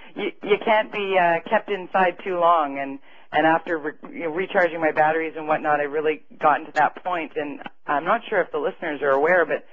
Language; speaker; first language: English; native; English